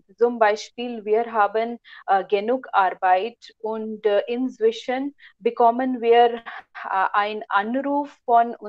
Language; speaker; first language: German; non-native, learner; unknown